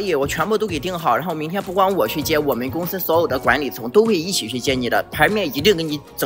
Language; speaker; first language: Chinese; native; Chinese